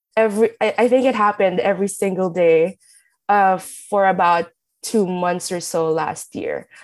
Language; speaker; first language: English; non-native, local second language; Filipino